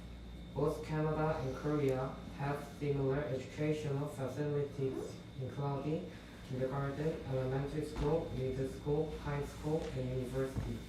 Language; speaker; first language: English; non-native, fluent; Korean